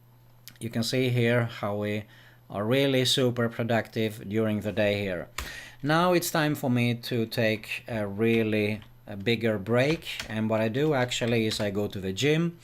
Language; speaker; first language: English; non-native, fluent; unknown